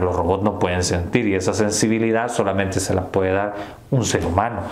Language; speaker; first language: Spanish; native; Spanish